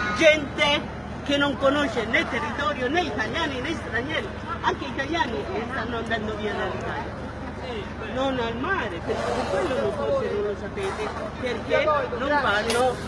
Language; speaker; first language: Italian; non-native, fluent; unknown